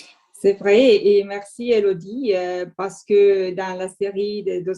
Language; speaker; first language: French; non-native, fluent; Italian